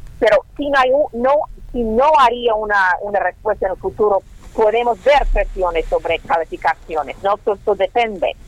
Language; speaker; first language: Spanish; non-native, learner; English